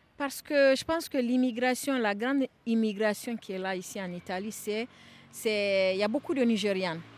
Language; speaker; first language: French; non-native, local second language; Bambara